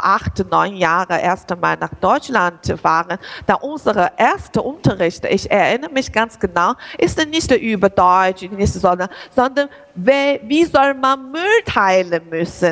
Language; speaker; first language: German; non-native, learner; Chinese